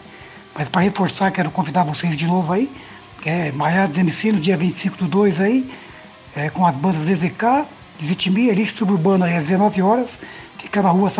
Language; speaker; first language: Portuguese; native; Portuguese